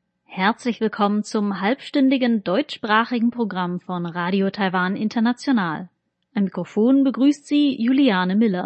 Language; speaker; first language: German; native; German